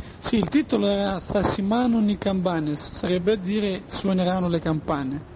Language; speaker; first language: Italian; non-native, fluent; Greek